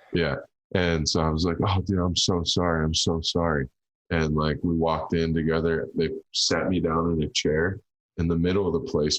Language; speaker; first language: English; native; English